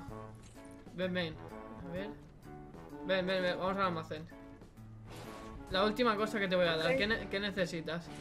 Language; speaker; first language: Spanish; native; Spanish